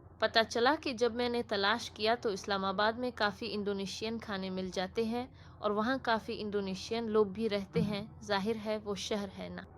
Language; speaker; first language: Urdu; non-native, fluent; Indonesian